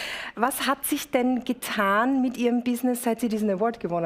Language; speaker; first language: German; native; German